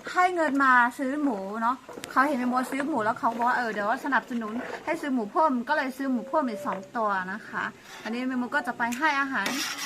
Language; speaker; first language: Thai; non-native, local second language; S'gaw Karen